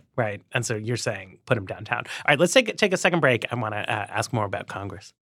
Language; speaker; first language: English; native; English